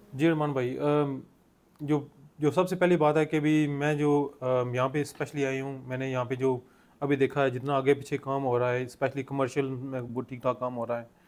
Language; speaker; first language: Urdu; early bilingual, heritage; Urdu